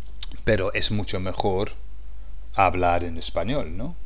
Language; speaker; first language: Spanish; non-native, fluent; English